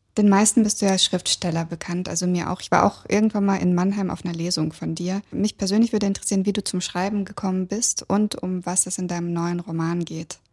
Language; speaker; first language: German; early bilingual, other home language; Russian